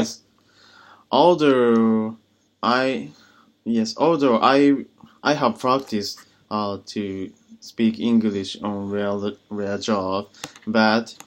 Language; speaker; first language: English; non-native, learner; Japanese